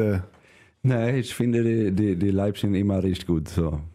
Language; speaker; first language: German; non-native, learner; Swedish